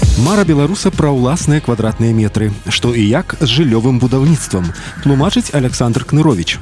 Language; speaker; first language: Belarusian; native; Belarusian